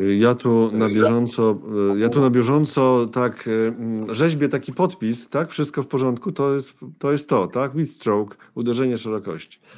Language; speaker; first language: Polish; native; Polish